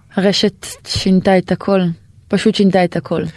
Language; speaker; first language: Hebrew; native; Hebrew